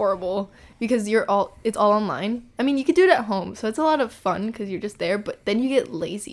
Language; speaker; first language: English; early bilingual, other home language; Spanish